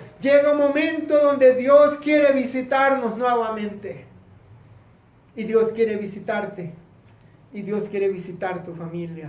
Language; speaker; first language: Spanish; native; Spanish